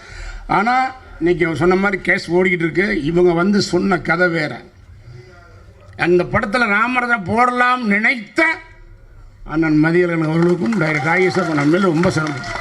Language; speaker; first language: Tamil; native; Tamil